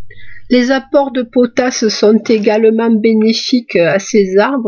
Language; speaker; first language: French; native; French